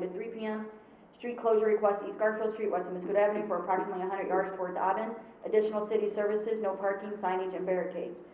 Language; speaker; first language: English; native; English